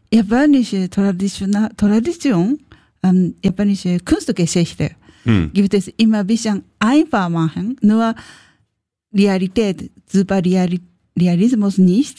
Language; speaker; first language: German; non-native, learner; Japanese